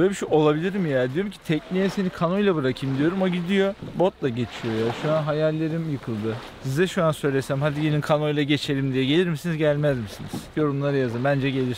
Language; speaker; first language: Turkish; native; Turkish